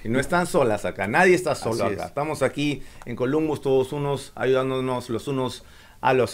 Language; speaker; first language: Spanish; native; Spanish